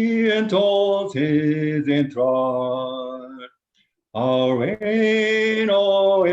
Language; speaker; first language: Spanish; non-native, fluent; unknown